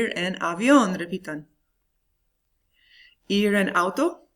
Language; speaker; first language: Spanish; non-native, fluent; English